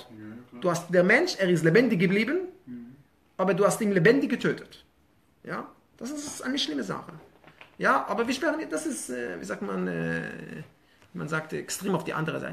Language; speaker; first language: German; non-native, fluent; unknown